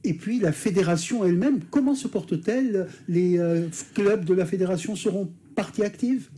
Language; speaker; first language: French; non-native, local second language; Arabic